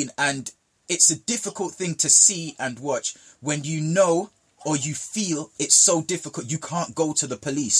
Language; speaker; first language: English; early bilingual, other home language; Jamaican Creole English